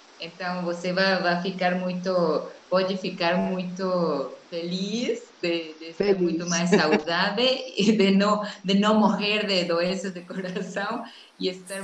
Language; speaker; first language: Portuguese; non-native, fluent; Spanish